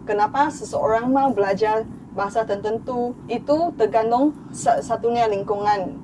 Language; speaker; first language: Indonesian; non-native, fluent; Chinese